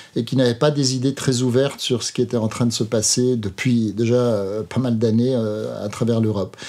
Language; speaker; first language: French; native; French